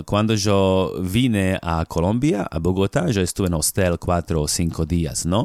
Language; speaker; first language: Spanish; non-native, fluent; Slovak